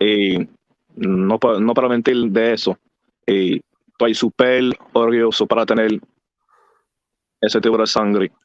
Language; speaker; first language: Spanish; early bilingual, heritage; English